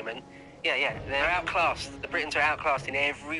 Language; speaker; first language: English; native; English